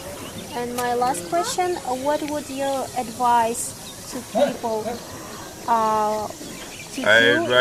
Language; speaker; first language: English; non-native, learner; Russian